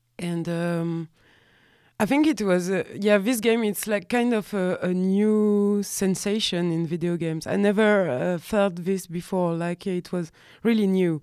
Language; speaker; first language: English; non-native, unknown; French